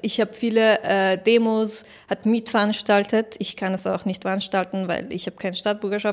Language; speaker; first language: German; non-native, fluent; Persian